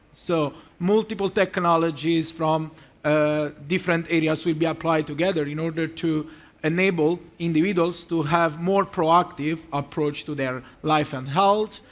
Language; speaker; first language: English; non-native, fluent; Italian